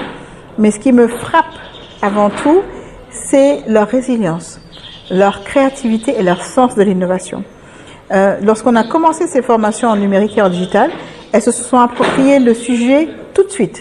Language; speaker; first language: French; non-native, local second language; Wolof